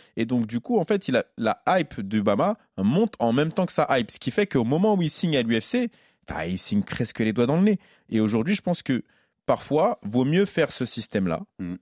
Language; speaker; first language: French; native; French